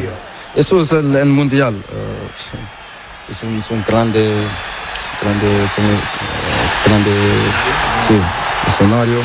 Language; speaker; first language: Spanish; non-native, learner; Portuguese